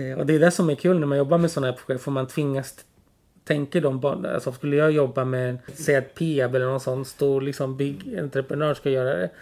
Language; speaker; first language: Swedish; early bilingual, other home language; Spanish